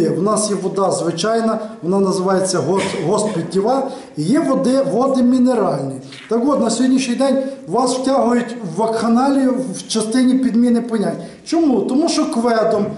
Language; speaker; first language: Ukrainian; native; Ukrainian